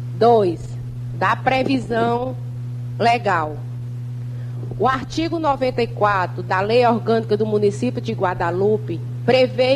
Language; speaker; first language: Portuguese; native; Portuguese